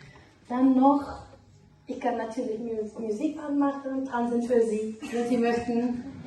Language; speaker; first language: German; non-native, learner; Tajik